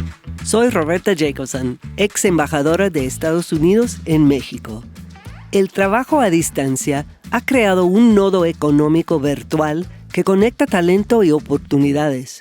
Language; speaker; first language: Spanish; non-native, fluent; English